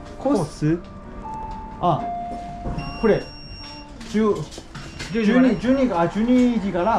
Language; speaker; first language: Japanese; non-native, learner; Korean